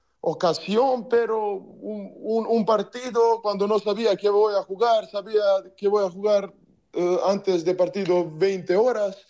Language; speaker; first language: Spanish; non-native, learner; Serbian